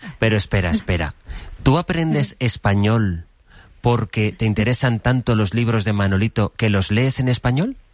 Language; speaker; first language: Spanish; native; Spanish